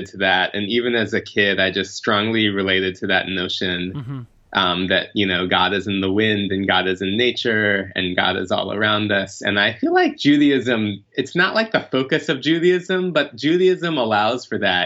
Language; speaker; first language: English; native; English